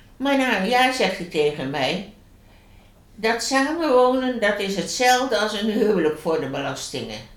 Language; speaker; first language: Dutch; native; Dutch